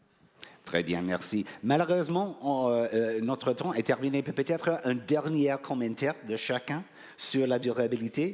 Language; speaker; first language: French; non-native, fluent; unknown